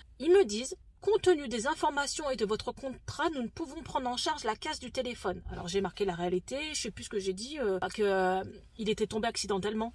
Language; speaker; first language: French; native; French